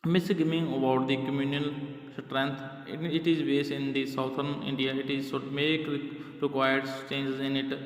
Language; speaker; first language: English; non-native, local second language; Punjabi